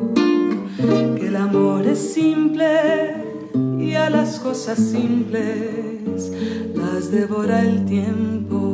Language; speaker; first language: Spanish; early bilingual, heritage; Spanish